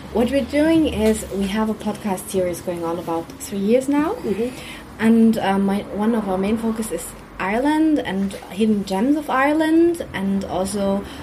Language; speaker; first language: English; non-native, fluent; German